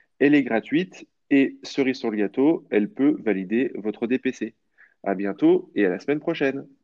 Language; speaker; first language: French; native; French